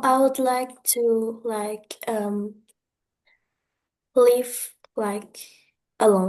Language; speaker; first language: English; non-native, learner; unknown